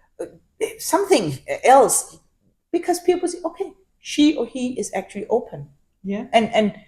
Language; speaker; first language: English; non-native, fluent; Danish